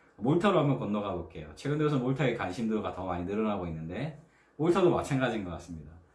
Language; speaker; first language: Korean; native; Korean